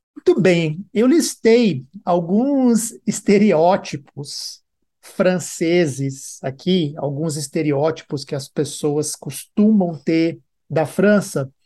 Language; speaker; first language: Portuguese; native; Portuguese